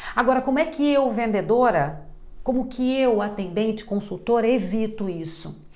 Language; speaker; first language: Portuguese; native; Portuguese